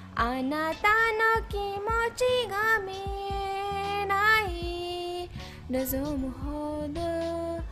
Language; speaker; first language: Japanese; non-native, learner; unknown